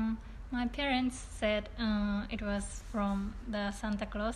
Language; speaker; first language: English; non-native, learner; Japanese